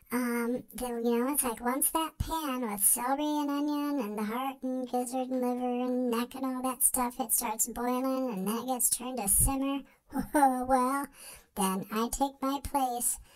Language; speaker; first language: English; native; English